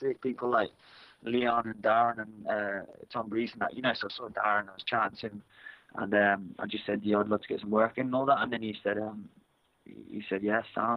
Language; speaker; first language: English; native; English